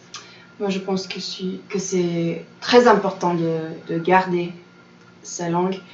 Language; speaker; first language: French; non-native, fluent; English